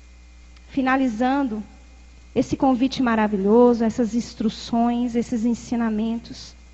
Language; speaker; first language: Portuguese; native; Portuguese